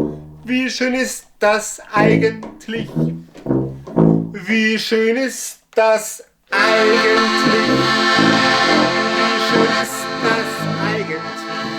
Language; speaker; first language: German; native; German